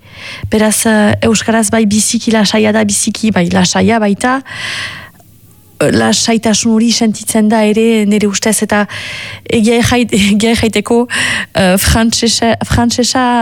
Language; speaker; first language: Basque; native; Basque